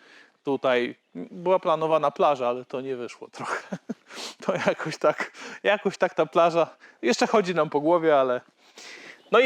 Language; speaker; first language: Polish; native; Polish